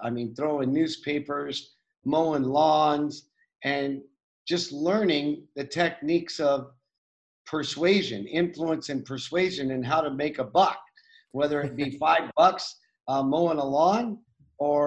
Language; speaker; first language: English; native; English